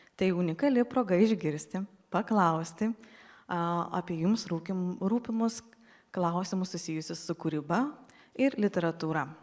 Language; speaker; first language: Lithuanian; native; Lithuanian